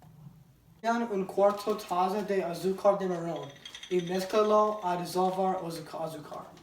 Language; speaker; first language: Spanish; non-native, learner; English